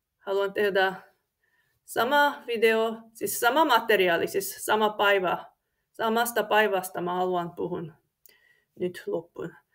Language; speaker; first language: Finnish; non-native, learner; English